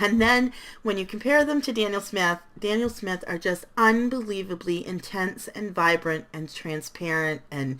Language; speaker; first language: English; native; English